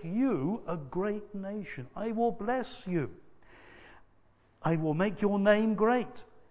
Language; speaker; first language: English; native; English